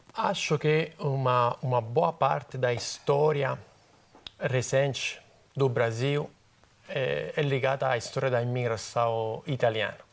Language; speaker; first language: Portuguese; non-native, fluent; Italian